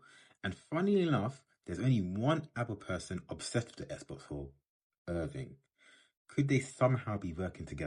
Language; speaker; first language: English; native; English